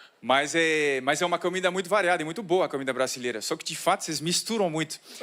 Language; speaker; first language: Portuguese; non-native, fluent; French